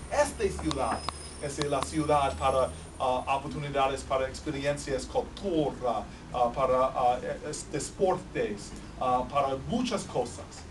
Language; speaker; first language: Spanish; non-native, fluent; English